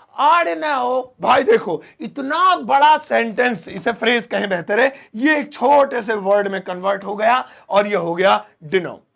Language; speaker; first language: Hindi; native; Hindi